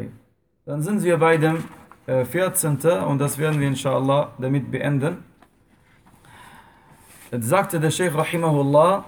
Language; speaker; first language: German; non-native, fluent; Arabic